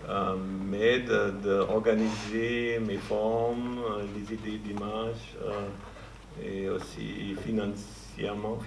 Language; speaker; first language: French; non-native, fluent; German